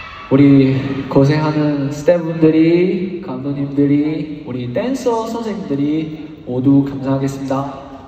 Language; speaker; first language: Korean; non-native, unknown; Chinese